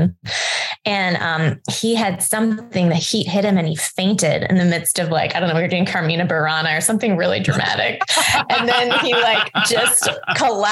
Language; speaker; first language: English; native; English